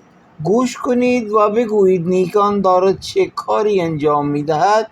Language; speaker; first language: Persian; non-native, fluent; Urdu